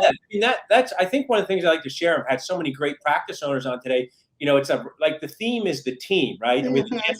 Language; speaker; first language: English; native; English